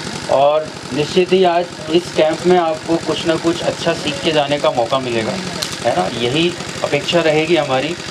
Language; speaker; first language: Hindi; native; Hindi